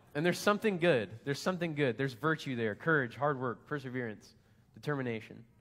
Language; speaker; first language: English; native; English